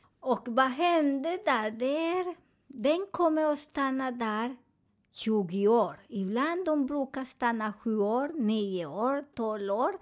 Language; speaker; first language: Swedish; non-native, fluent; Spanish